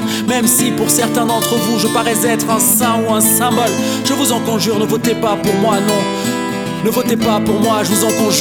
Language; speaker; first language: French; native; French